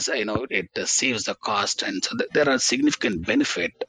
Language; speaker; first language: English; non-native, local second language; Tamil